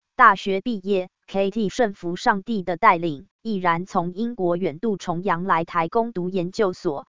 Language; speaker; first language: Chinese; native; Chinese